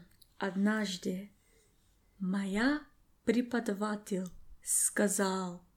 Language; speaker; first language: Russian; non-native, learner; English